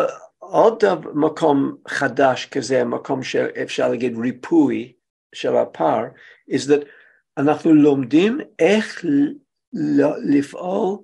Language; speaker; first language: Hebrew; non-native, fluent; English